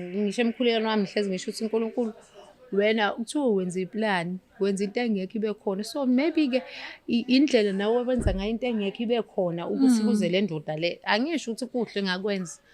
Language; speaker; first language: Zulu; native; Zulu